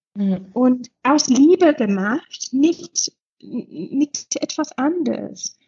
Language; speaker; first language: German; non-native, learner; English